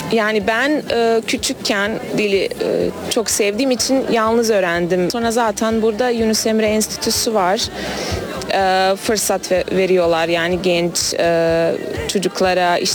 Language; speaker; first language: Turkish; non-native, fluent; Bosnian